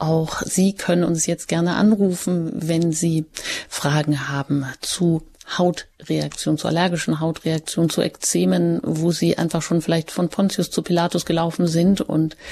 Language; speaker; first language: German; native; German